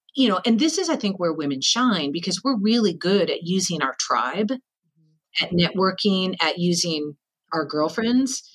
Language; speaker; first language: English; native; English